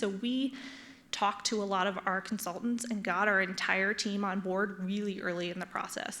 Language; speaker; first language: English; native; English